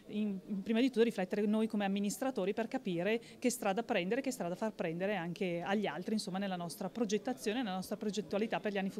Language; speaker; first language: Italian; native; Italian